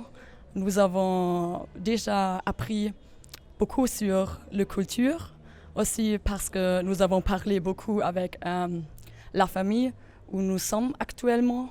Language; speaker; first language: French; non-native, learner; German